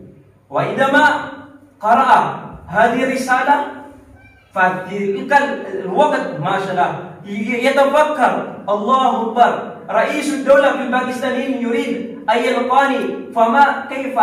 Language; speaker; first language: Arabic; non-native, learner; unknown